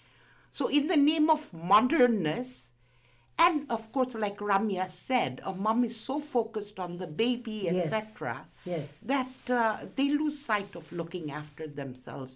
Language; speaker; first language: English; non-native, local second language; Gujarati